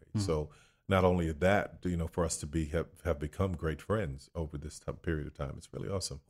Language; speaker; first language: English; native; English